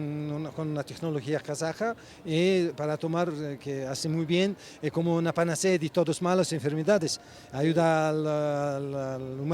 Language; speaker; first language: Spanish; non-native, fluent; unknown